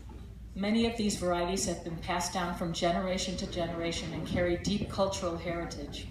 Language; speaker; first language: English; native; English